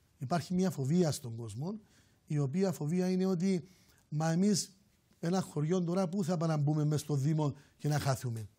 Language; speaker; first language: Greek; native; Greek